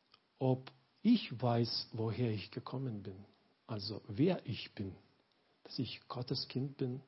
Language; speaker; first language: German; non-native, learner; Lithuanian